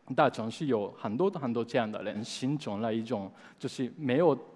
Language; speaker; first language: Chinese; non-native, fluent; Japanese